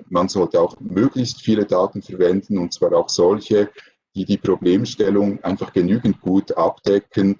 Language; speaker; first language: German; native; German